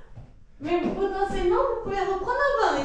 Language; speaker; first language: French; native; French